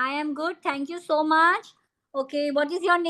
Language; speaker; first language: English; non-native, fluent; Hindi